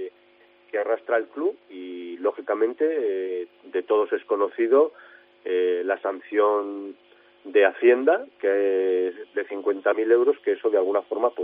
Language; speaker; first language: Spanish; native; Spanish